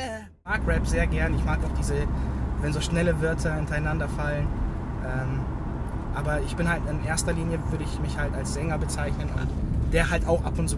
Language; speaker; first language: German; early bilingual, other home language; Bosnian